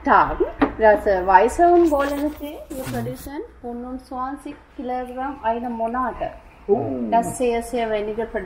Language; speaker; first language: German; non-native, learner; Sinhala